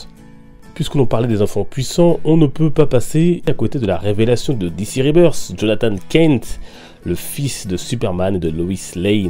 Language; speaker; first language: French; native; French